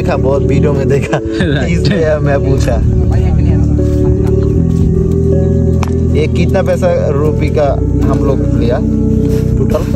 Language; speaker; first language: Hindi; non-native, learner; Bangla